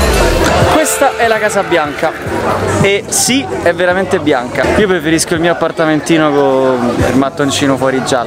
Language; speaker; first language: Italian; native; Italian